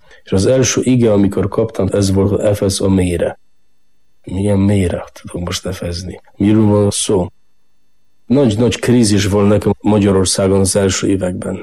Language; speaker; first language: Hungarian; non-native, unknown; Polish